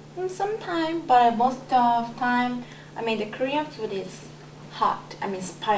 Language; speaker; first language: English; non-native, learner; Korean